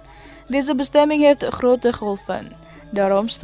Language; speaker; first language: Dutch; non-native, learner; Indonesian